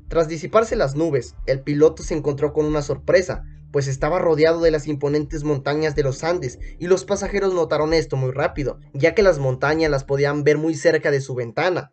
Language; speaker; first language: Spanish; native; Spanish